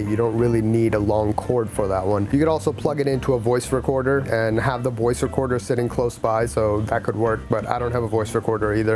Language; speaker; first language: English; native; English